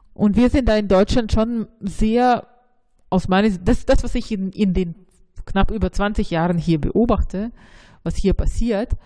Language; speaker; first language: German; early bilingual, other home language; Russian